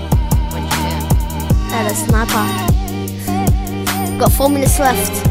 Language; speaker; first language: English; native; English